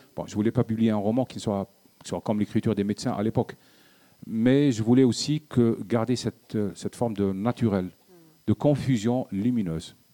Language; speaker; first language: French; non-native, local second language; Arabic